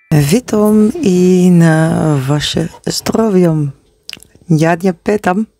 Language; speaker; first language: Polish; non-native, learner; Dutch